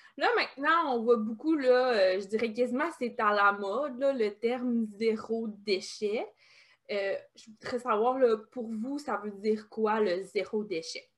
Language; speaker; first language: French; native; French